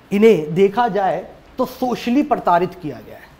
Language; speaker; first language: Hindi; native; Hindi